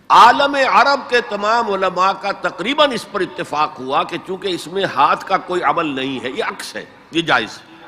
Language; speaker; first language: Urdu; native; Urdu